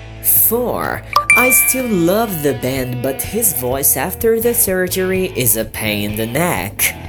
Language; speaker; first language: English; non-native, fluent; Portuguese